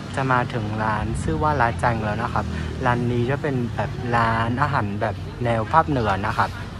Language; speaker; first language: Thai; non-native, fluent; Vietnamese